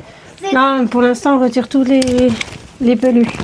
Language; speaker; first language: French; native; French